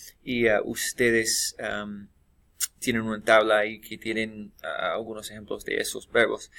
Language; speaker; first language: Spanish; non-native, fluent; English